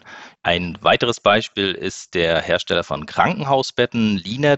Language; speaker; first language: German; native; German